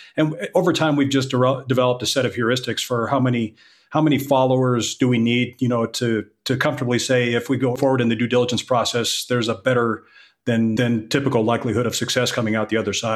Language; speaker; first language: English; native; English